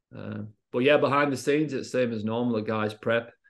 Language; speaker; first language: English; native; English